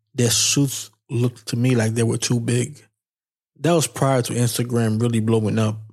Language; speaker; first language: English; non-native, fluent; Haitian Creole